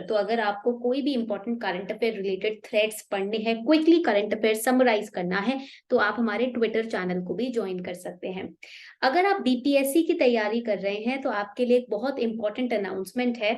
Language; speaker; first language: Hindi; native; Hindi